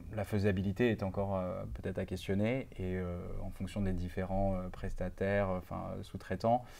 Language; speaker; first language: French; native; French